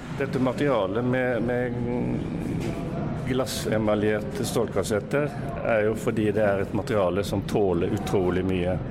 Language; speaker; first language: Norwegian; native; Norwegian